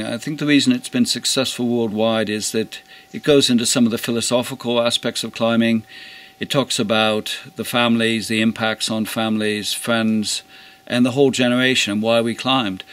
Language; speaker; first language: English; native; English